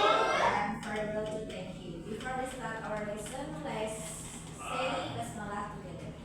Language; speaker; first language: English; non-native, learner; Indonesian